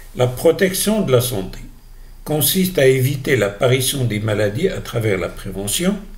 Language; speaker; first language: French; non-native, local second language; Arabic